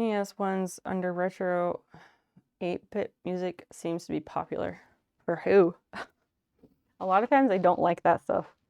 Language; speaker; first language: English; native; English